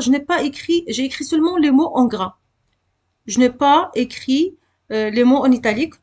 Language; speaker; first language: French; non-native, local second language; Arabic